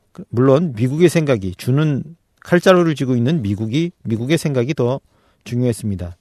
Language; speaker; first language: Korean; native; Korean